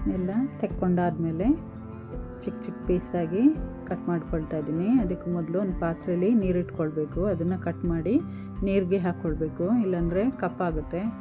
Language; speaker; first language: Kannada; non-native, local second language; Tulu